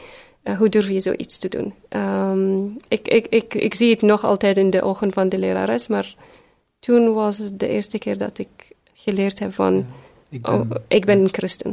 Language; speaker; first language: Dutch; early bilingual, other home language; Arabic